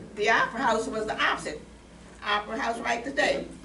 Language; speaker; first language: English; native; English